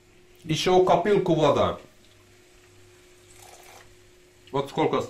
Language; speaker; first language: Russian; non-native, learner; Turkish